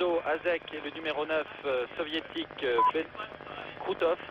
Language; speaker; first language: French; native; French